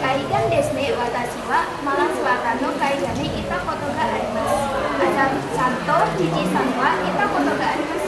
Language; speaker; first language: Japanese; non-native, learner; Indonesian